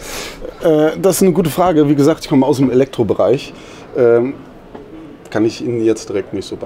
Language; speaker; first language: German; native; German